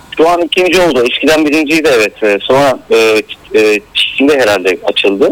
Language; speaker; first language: Turkish; native; Turkish